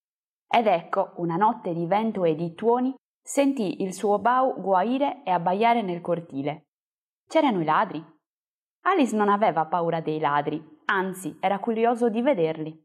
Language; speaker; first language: Italian; native; Italian